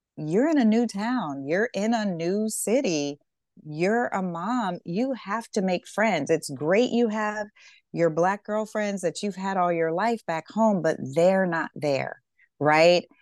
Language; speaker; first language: English; native; English